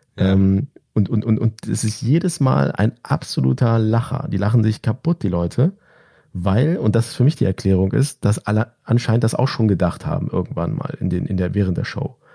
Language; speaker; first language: German; early bilingual, other home language; Turkish